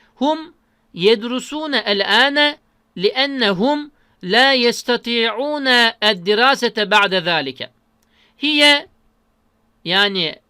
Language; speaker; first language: Arabic; non-native, fluent; Turkish